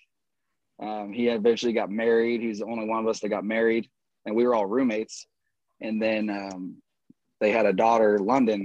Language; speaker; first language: English; native; English